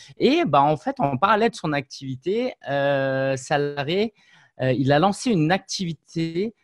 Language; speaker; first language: French; native; French